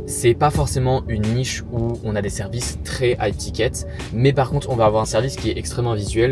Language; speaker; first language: French; native; French